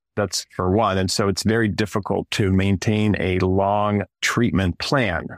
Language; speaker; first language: English; early bilingual, other home language; Russian